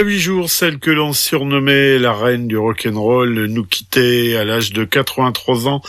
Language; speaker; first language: French; native; French